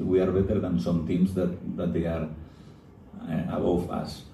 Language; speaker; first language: English; non-native, fluent; Spanish